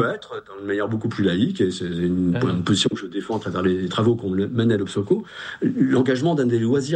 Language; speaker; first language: French; native; French